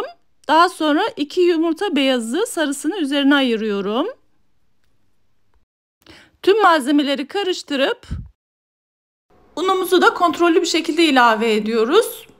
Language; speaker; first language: Turkish; native; Turkish